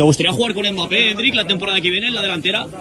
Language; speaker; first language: Spanish; native; Spanish